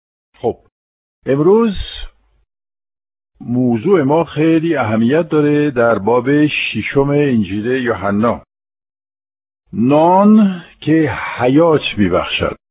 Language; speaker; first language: Persian; non-native, fluent; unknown